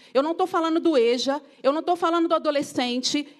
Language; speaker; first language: Portuguese; native; Portuguese